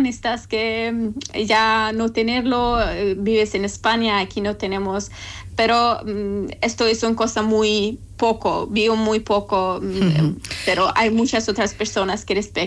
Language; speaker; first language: Spanish; non-native, learner; Persian